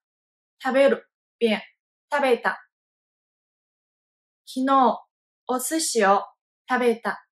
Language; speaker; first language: Japanese; non-native, fluent; Chinese